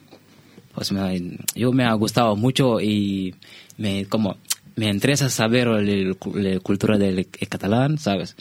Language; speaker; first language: Spanish; non-native, learner; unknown